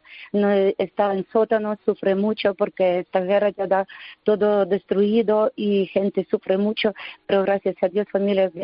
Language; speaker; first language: Spanish; non-native, learner; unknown